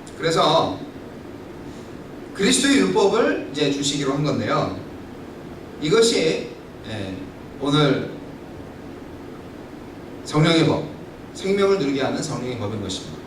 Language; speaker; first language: Korean; native; Korean